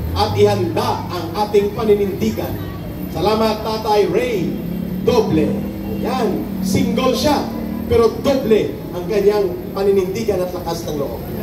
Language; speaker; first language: Filipino; native; Filipino